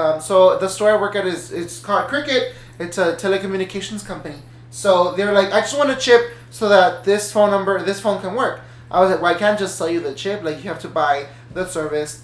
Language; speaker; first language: English; early bilingual, other home language; Spanish